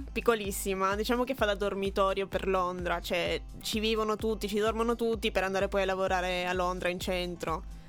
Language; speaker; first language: Italian; early bilingual, other home language; Spanish